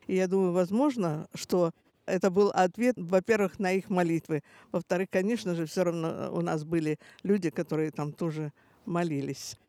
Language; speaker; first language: Russian; native; Russian